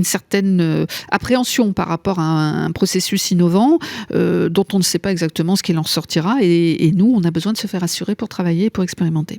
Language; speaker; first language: French; native; French